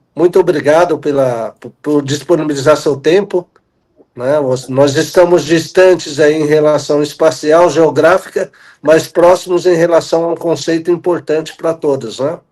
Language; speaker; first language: Portuguese; native; Portuguese